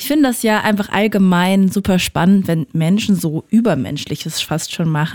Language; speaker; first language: German; native; German